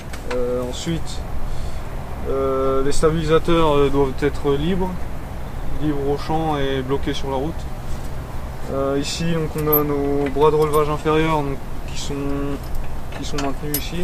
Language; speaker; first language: French; native; French